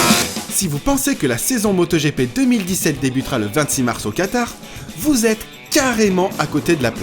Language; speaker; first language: French; native; French